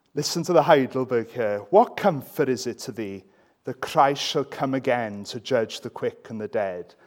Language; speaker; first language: English; native; English